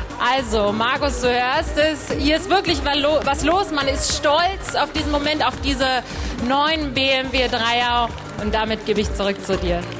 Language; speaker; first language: German; native; German